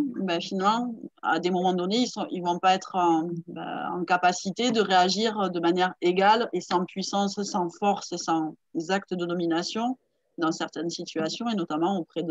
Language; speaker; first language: French; native; French